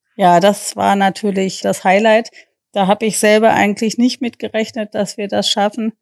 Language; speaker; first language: German; non-native, fluent; English